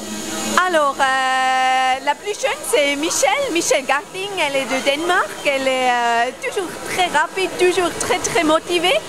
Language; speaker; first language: French; non-native, local second language; German